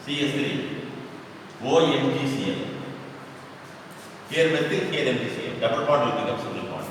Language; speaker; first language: English; non-native, local second language; Tamil